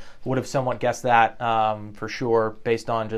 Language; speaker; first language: English; native; English